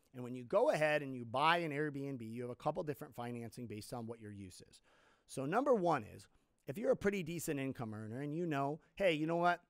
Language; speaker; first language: English; native; English